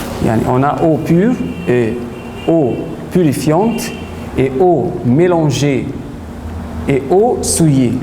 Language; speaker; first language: French; non-native, fluent; Arabic